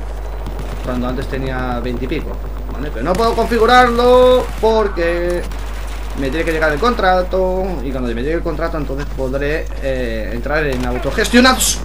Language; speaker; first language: Spanish; native; Spanish